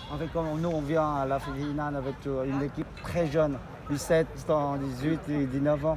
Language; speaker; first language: French; non-native, learner; Vietnamese